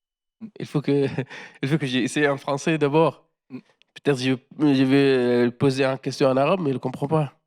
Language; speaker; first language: French; non-native, learner; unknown